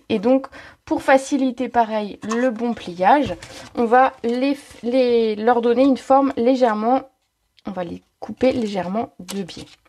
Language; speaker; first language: French; native; French